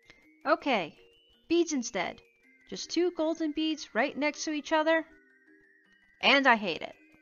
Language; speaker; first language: English; native; English